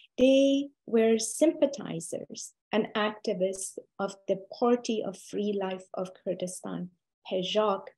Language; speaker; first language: English; non-native, fluent; Persian